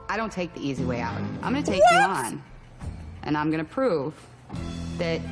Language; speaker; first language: English; native; English